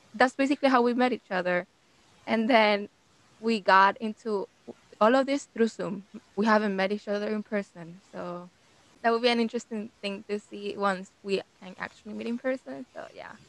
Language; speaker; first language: English; non-native, fluent; Spanish